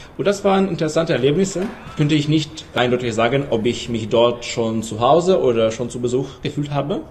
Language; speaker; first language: German; non-native, fluent; Ukrainian